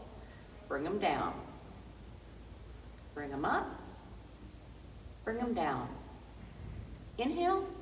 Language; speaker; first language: English; native; English